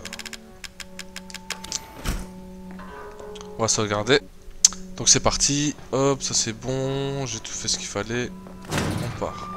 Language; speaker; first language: French; native; French